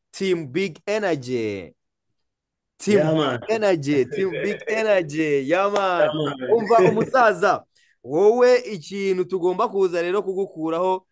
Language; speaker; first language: Kinyarwanda; native; Kinyarwanda